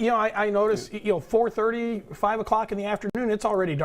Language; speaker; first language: English; native; English